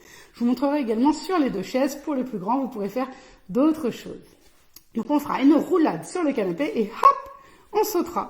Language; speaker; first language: French; native; French